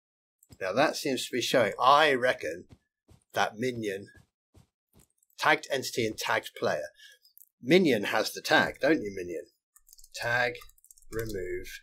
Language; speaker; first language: English; native; English